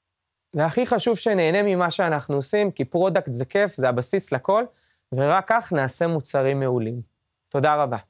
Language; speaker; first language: Hebrew; native; Hebrew